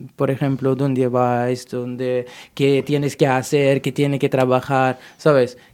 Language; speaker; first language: Spanish; non-native, learner; Arabic